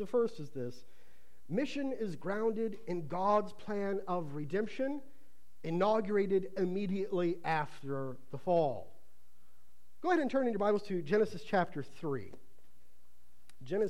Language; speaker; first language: English; native; English